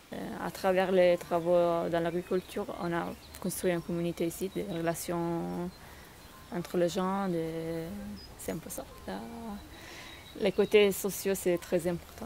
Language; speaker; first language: French; non-native, fluent; Italian